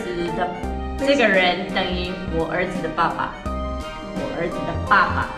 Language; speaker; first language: Chinese; non-native, fluent; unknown